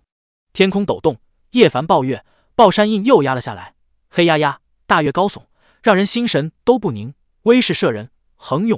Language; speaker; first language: Chinese; native; Chinese